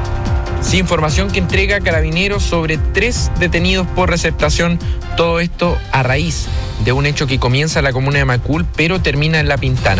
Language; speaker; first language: Spanish; native; Spanish